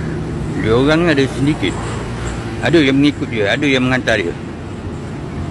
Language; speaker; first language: Malay; native; Malay